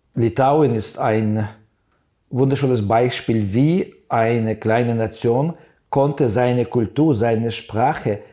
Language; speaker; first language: German; non-native, fluent; Ukrainian